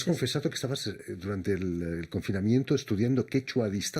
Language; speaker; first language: Spanish; native; Spanish